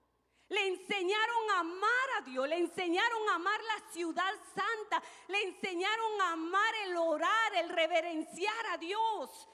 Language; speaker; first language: Spanish; native; Spanish